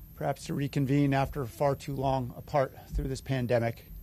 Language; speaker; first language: English; native; English